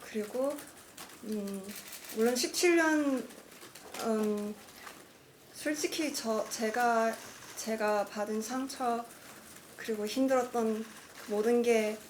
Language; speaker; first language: Korean; non-native, fluent; Cantonese